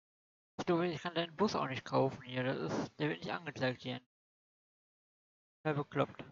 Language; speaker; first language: German; native; German